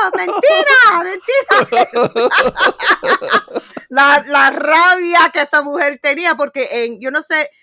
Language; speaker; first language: Spanish; early bilingual, heritage; Spanish